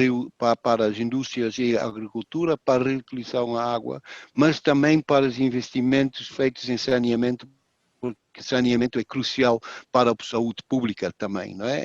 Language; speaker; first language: Portuguese; non-native, fluent; Dutch